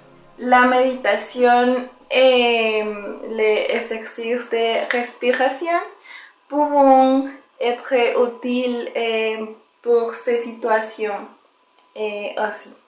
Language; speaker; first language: French; non-native, learner; Spanish